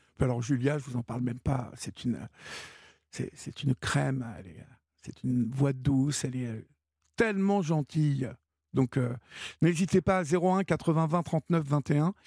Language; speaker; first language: French; native; French